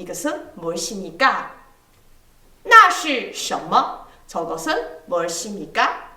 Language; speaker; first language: Korean; non-native, fluent; Chinese